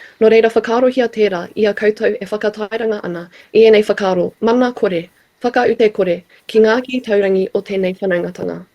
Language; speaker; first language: Māori; native; Māori